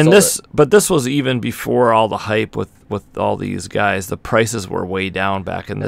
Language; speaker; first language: English; native; English